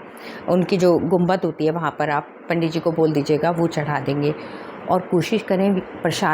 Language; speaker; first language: Hindi; native; Hindi